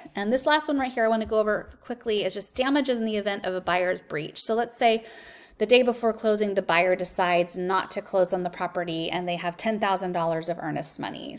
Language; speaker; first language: English; native; English